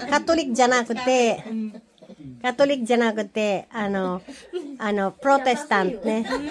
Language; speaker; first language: Japanese; non-native, learner; Filipino